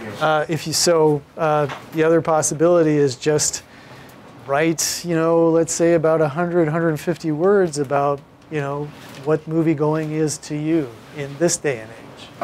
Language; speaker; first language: English; native; English